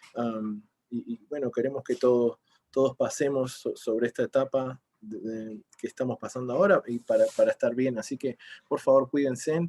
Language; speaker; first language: Spanish; early bilingual, other home language; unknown